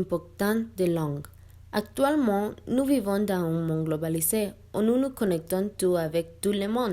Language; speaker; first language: French; non-native, learner; Spanish